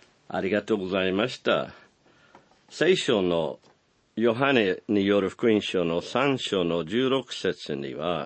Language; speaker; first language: Japanese; non-native, fluent; English